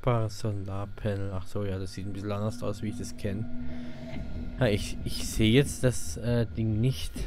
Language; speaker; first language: German; native; German